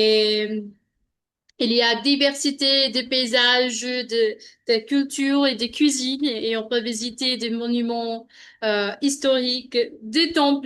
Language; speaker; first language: French; non-native, learner; Hindi